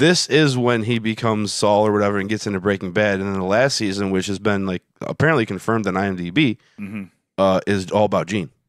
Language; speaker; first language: English; native; English